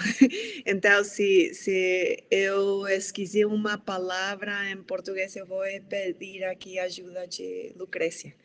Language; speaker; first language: Portuguese; non-native, fluent; Spanish